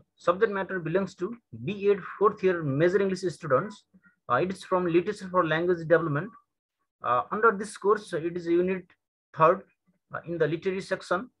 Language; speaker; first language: English; non-native, local second language; Nepali